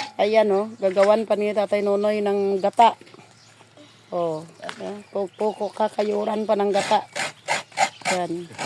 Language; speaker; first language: Filipino; native; Filipino